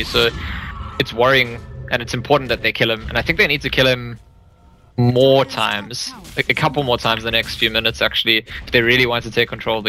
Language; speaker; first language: English; native; English